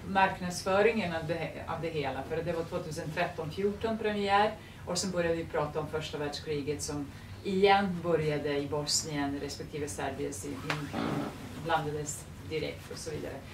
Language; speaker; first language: Swedish; non-native, fluent; Serbian